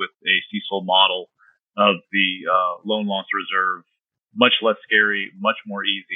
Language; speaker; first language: English; native; English